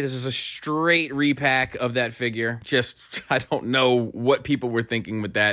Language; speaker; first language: English; native; English